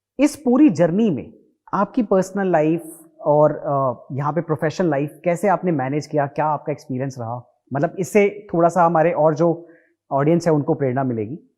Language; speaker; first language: Hindi; native; Hindi